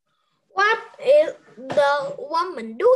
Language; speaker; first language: English; non-native, learner; Vietnamese